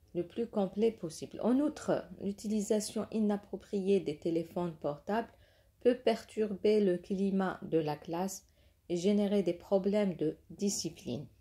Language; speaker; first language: French; non-native, local second language; Arabic